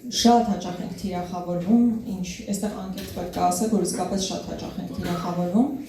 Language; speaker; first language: Armenian; native; Armenian